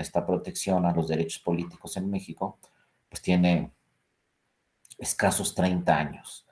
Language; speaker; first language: Spanish; native; Spanish